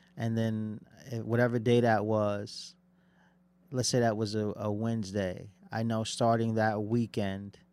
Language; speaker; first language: English; native; English